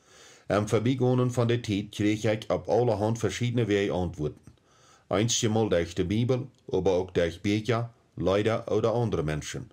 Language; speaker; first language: German; early bilingual, heritage; Plautdietsch